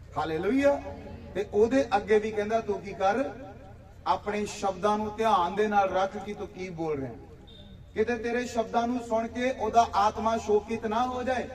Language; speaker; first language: Hindi; non-native, local second language; Punjabi